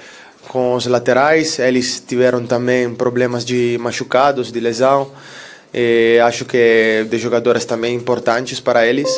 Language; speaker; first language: Portuguese; non-native, fluent; Italian